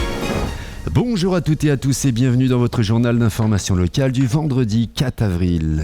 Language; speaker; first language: French; native; French